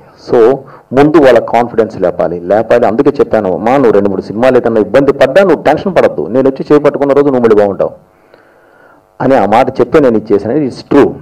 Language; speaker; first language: Telugu; native; Telugu